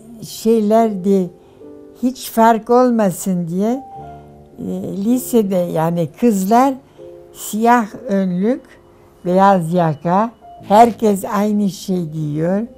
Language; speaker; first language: Turkish; non-native, fluent; German